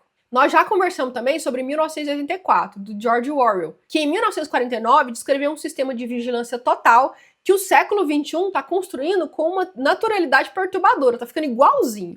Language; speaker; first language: Portuguese; native; Portuguese